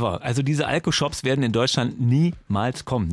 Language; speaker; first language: German; native; German